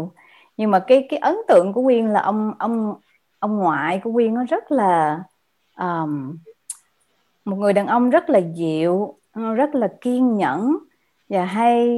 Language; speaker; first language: Vietnamese; native; Vietnamese